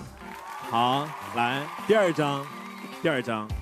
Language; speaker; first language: Chinese; native; Chinese